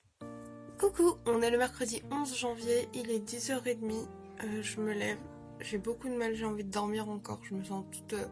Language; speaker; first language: French; native; French